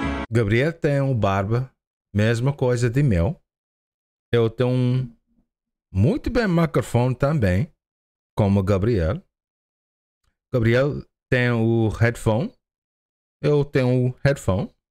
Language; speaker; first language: Portuguese; non-native, learner; English